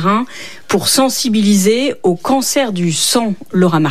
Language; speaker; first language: French; native; French